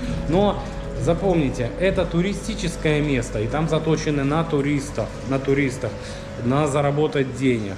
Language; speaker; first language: Russian; native; Russian